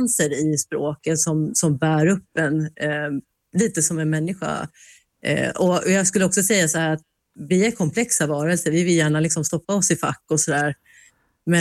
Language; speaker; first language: Swedish; native; Swedish